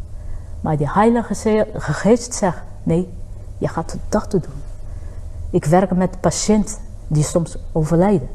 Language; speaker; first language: Dutch; non-native, fluent; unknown